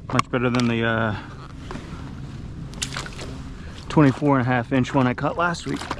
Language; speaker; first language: English; native; English